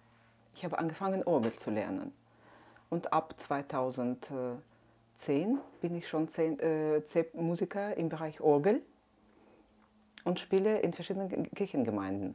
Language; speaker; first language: German; non-native, fluent; Russian